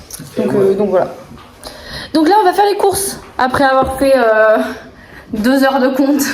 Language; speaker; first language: French; native; French